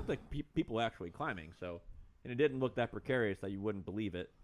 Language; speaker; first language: English; native; English